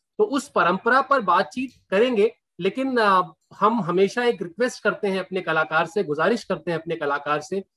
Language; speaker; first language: Hindi; native; Hindi